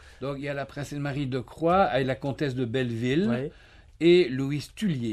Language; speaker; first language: French; native; French